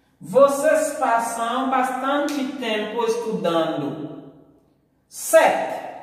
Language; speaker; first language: Portuguese; non-native, learner; Haitian Creole